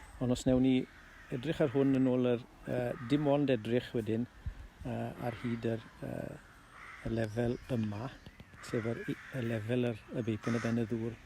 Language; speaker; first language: Welsh; native; Welsh